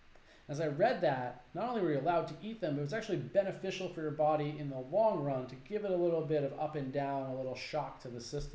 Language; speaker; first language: English; native; English